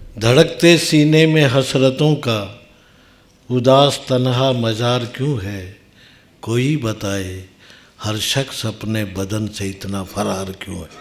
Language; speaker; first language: Hindi; native; Hindi